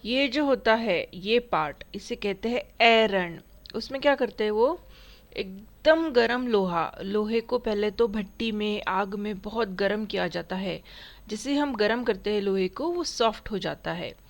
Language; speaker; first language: Hindi; non-native, local second language; Marathi